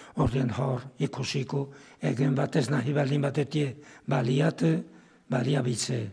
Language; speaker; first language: Basque; native; Basque